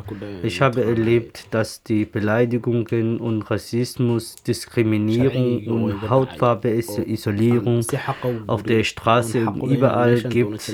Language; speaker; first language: German; non-native, learner; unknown